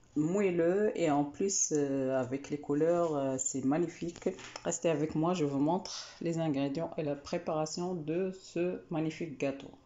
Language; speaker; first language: French; non-native, local second language; Arabic